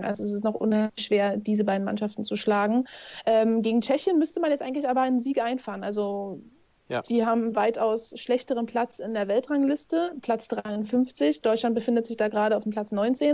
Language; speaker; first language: German; native; German